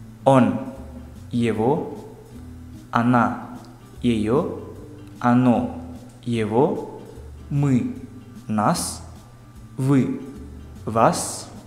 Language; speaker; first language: Russian; non-native, fluent; Indonesian